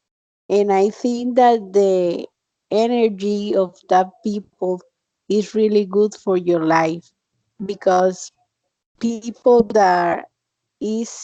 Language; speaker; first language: English; non-native, learner; Spanish